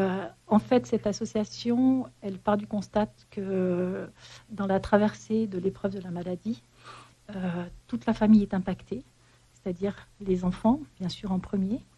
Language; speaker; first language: French; native; French